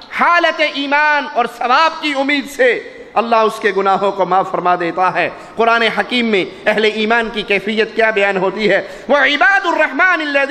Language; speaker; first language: Urdu; non-native, local second language; Punjabi